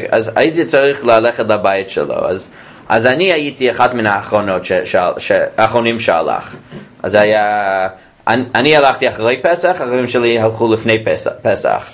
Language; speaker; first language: Hebrew; non-native, fluent; English